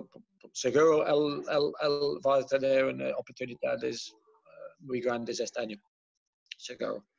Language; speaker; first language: Spanish; non-native, fluent; Dutch